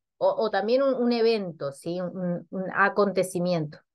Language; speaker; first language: Spanish; native; Spanish